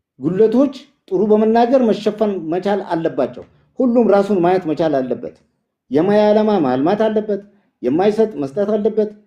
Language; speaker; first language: Amharic; non-native, local second language; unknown